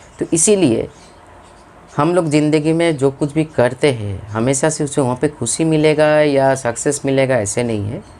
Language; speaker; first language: Hindi; non-native, local second language; Bangla